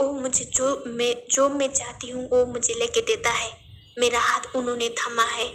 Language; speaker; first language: Hindi; non-native, learner; Nepali